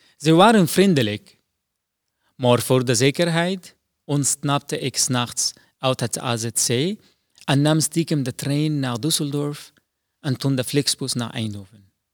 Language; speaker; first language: Dutch; non-native, fluent; Arabic